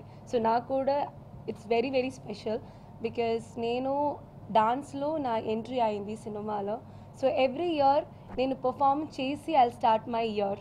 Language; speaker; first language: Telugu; non-native, local second language; Malayalam